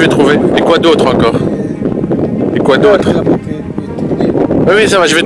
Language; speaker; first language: French; native; French